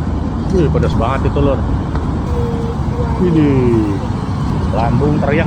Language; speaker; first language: Indonesian; native; Indonesian